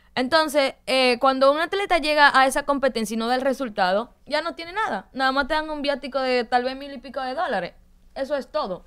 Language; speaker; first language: Spanish; native; Spanish